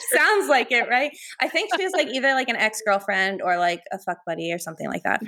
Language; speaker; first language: English; native; English